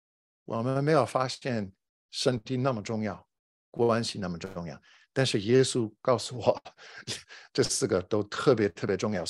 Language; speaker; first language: Chinese; non-native, fluent; English